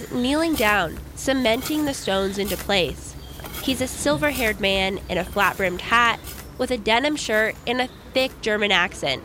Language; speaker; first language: English; native; English